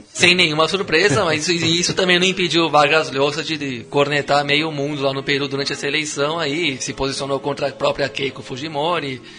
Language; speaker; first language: Portuguese; native; Portuguese